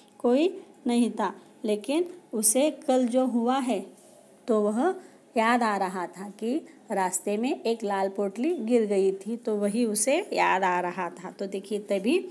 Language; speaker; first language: Hindi; non-native, local second language; Marathi